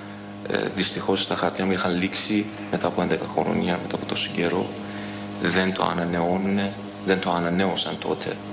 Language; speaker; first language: Greek; non-native, learner; Persian